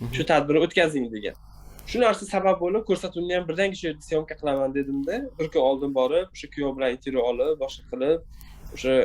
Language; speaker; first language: Uzbek; non-native, local second language; Tajik